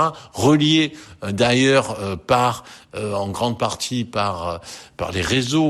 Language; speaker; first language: French; native; French